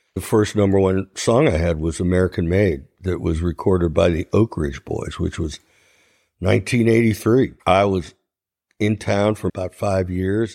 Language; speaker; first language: English; native; English